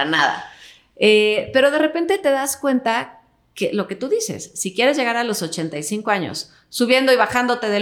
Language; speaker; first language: Spanish; native; Spanish